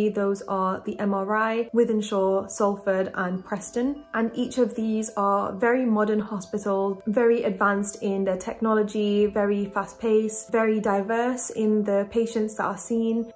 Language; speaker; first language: English; native; English